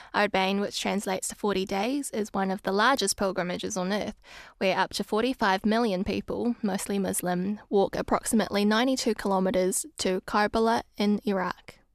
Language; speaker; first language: English; early bilingual, other home language; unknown